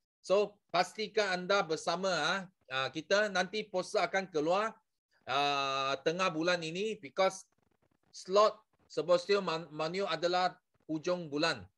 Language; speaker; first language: Malay; non-native, local second language; Chinese